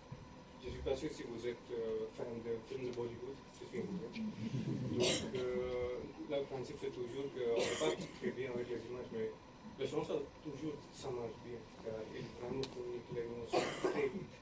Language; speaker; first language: French; non-native, learner; English